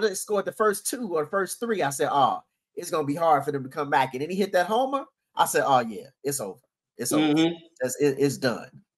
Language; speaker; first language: English; native; English